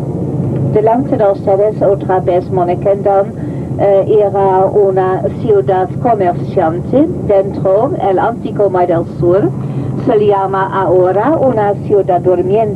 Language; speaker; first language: Spanish; non-native, learner; Dutch